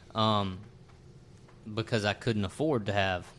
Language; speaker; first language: English; native; English